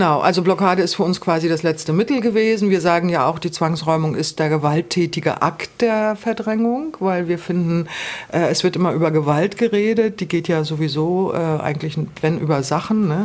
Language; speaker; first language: German; native; German